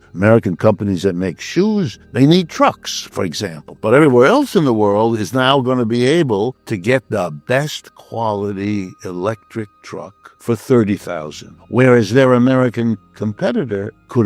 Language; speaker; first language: English; native; English